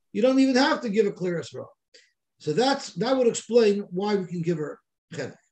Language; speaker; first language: English; native; English